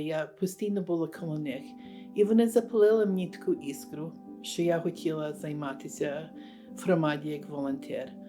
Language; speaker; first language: Ukrainian; early bilingual, heritage; Ukrainian